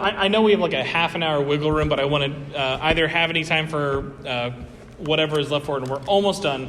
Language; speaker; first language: English; native; English